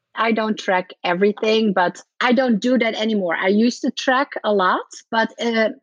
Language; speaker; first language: English; non-native, fluent; Dutch